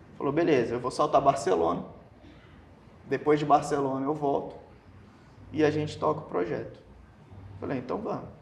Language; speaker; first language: Portuguese; native; Portuguese